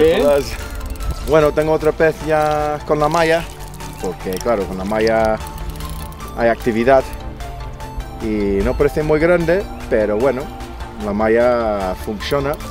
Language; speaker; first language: Spanish; non-native, fluent; English